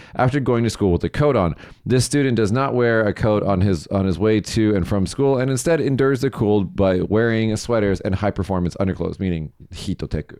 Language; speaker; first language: English; native; English